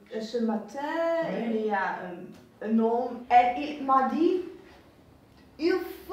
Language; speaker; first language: French; non-native, learner; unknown